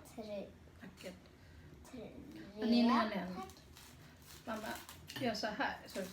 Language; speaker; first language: Swedish; non-native, fluent; Thai